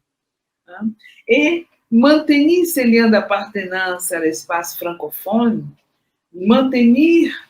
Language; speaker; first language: French; non-native, fluent; Portuguese